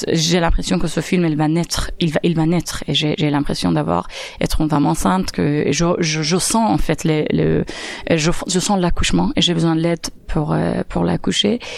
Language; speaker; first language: French; non-native, fluent; Persian